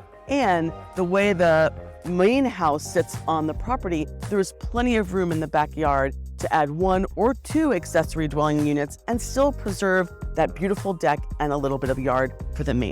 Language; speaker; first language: English; native; English